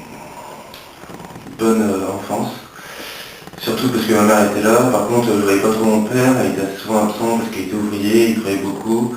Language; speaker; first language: French; early bilingual, other home language; English